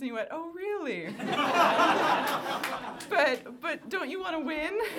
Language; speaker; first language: English; native; English